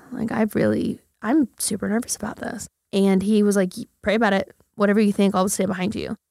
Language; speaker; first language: English; native; English